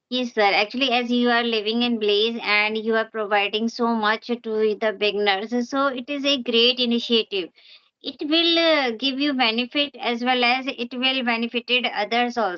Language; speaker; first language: English; non-native, local second language; Hindi